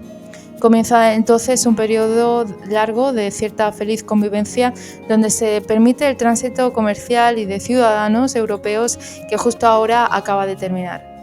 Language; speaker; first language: Spanish; native; Spanish